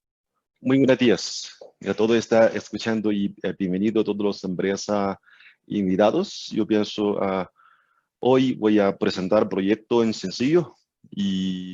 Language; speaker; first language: Spanish; non-native, learner; Chinese